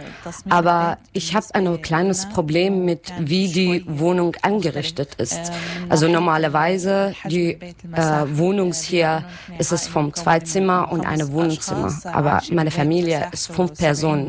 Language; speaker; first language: German; non-native, learner; Arabic